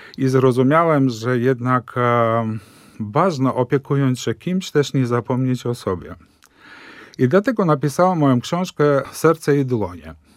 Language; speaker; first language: Polish; early bilingual, heritage; Polish